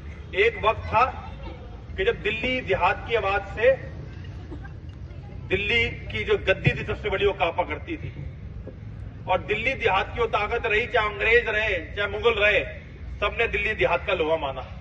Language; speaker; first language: Hindi; native; Hindi